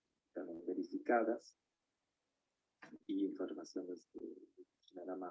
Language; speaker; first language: Spanish; non-native, fluent; German